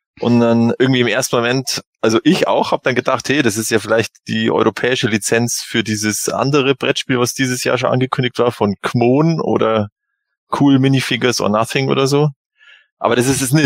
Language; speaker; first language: German; native; German